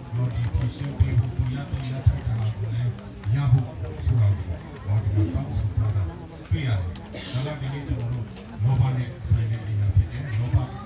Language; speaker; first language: Burmese; non-native, local second language; Tedim Chin